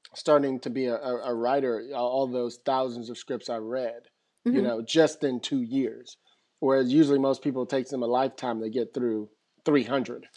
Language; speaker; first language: English; native; English